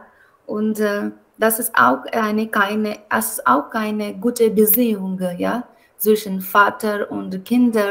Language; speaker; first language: German; non-native, learner; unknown